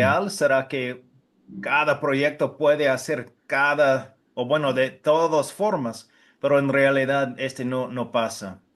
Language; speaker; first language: Spanish; non-native, fluent; English